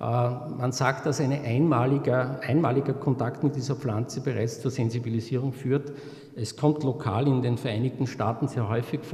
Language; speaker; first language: German; native; German